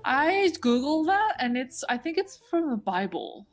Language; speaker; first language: English; native; English